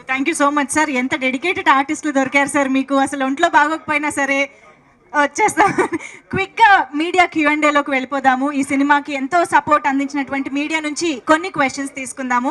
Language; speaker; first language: Telugu; native; Telugu